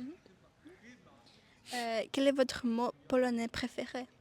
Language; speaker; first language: French; non-native, learner; Polish